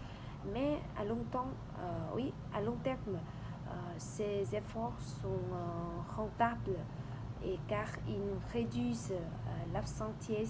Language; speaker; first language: French; non-native, learner; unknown